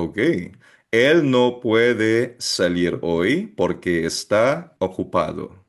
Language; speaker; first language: Spanish; non-native, fluent; Filipino